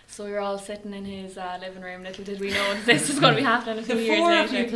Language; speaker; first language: English; native; English